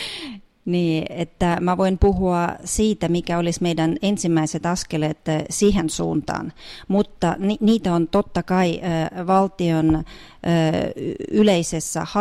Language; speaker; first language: Finnish; non-native, fluent; Russian